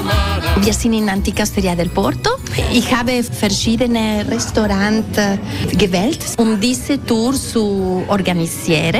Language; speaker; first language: German; non-native, learner; Italian